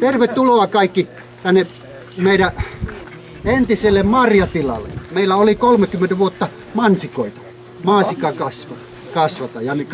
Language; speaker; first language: Finnish; native; Finnish